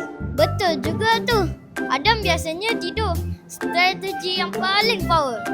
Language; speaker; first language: Malay; native; Malay